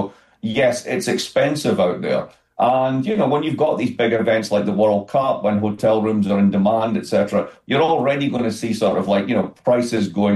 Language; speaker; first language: English; native; English